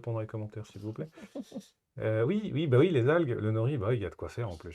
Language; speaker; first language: French; native; French